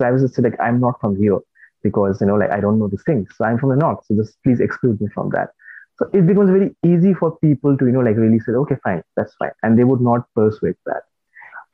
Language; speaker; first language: English; non-native, local second language; Nepali